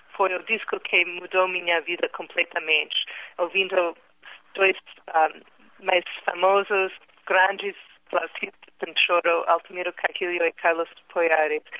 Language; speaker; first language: Portuguese; non-native, fluent; English